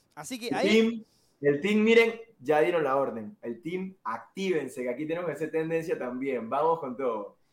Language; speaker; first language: Spanish; native; Spanish